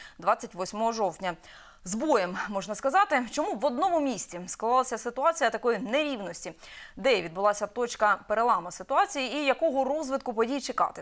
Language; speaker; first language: Ukrainian; native; Ukrainian